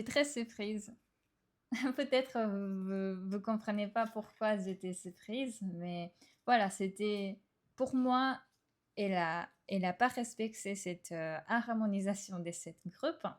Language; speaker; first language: French; non-native, fluent; Japanese